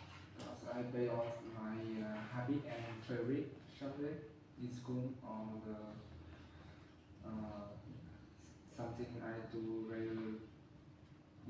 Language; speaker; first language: English; non-native, learner; Vietnamese